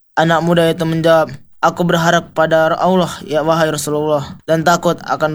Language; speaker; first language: Indonesian; native; Indonesian